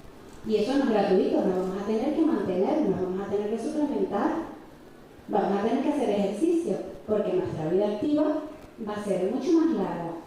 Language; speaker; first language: Spanish; native; Spanish